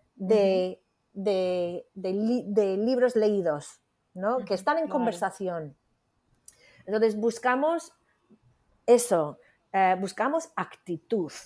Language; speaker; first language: Spanish; non-native, fluent; English